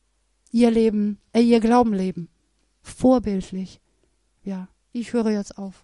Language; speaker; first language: German; non-native, fluent; Persian